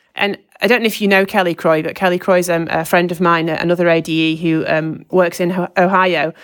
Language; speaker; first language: English; native; English